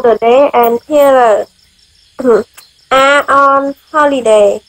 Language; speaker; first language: English; non-native, learner; Khmer